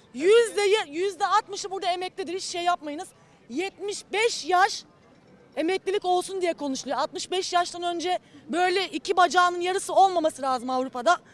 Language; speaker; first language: Turkish; native; Turkish